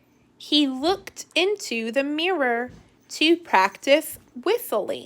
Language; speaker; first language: English; native; English